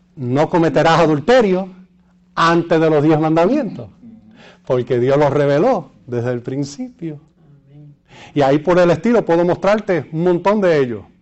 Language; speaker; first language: Spanish; early bilingual, heritage; Spanish